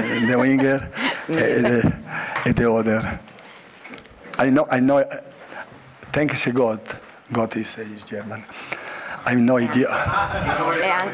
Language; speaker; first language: English; non-native, learner; Italian